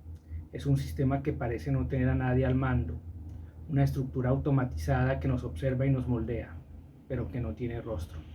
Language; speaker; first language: Spanish; native; Spanish